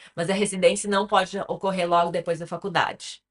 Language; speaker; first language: Portuguese; early bilingual, other home language; English